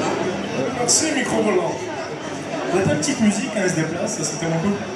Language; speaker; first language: French; native; French